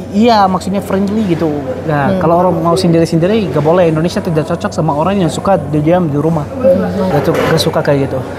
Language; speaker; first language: Indonesian; non-native, fluent; Arabic